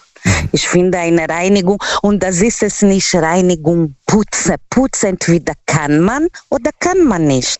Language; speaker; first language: German; non-native, learner; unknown